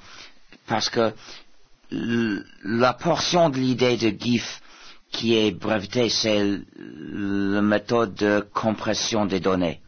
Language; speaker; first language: French; non-native, fluent; English